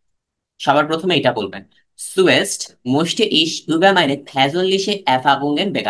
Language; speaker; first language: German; non-native, fluent; Bangla